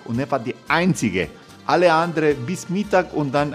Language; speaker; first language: German; non-native, learner; Croatian